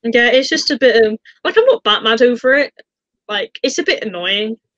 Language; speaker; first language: English; native; English